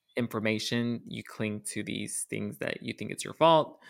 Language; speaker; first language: English; early bilingual, other home language; Spanish